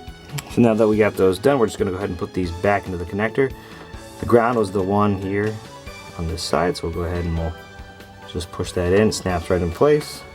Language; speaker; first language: English; native; English